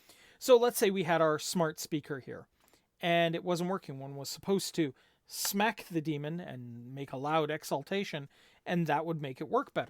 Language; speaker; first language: English; native; English